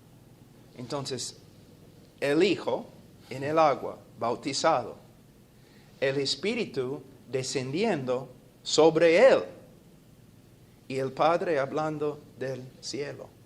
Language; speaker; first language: Spanish; non-native, fluent; English